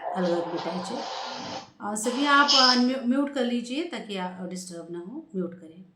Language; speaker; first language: Hindi; non-native, local second language; Marathi